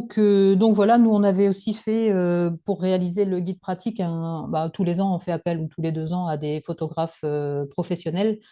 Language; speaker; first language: French; native; French